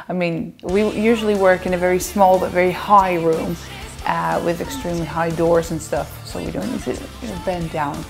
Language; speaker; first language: English; non-native, fluent; Dutch